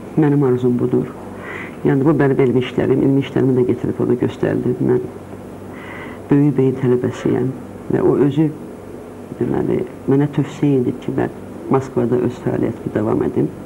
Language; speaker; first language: Azerbaijani; non-native, local second language; Russian